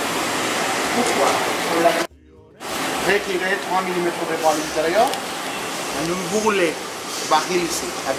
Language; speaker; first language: French; non-native, learner; Spanish